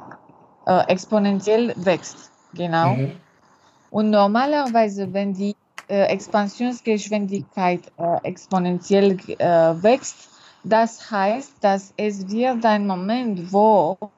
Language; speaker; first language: German; non-native, learner; French